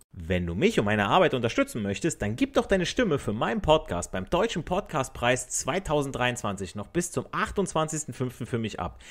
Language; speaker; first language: German; native; German